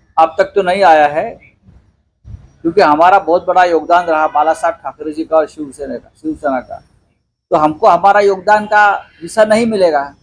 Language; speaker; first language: Hindi; non-native, local second language; Marathi